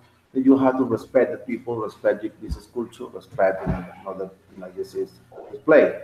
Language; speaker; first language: English; non-native, learner; Spanish